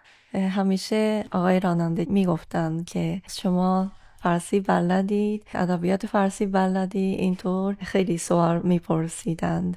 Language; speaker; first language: Persian; non-native, fluent; Japanese